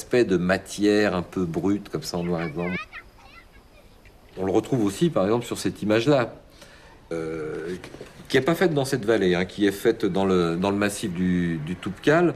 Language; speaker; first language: French; native; French